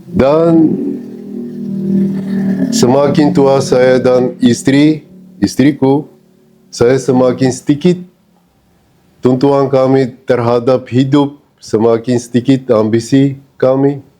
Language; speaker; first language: Indonesian; non-native, fluent; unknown